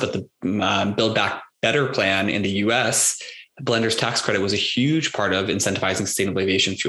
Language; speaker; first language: English; native; English